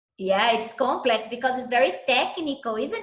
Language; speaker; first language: English; non-native, fluent; Portuguese